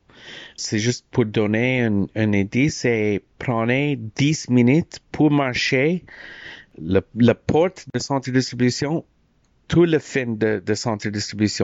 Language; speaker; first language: French; non-native, learner; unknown